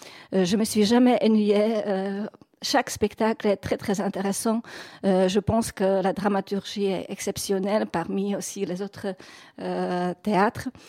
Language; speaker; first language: French; non-native, fluent; Czech